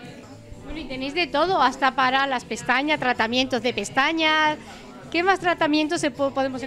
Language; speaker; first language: Spanish; native; Spanish